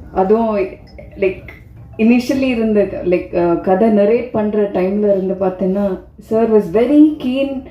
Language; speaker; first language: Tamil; non-native, fluent; Malayalam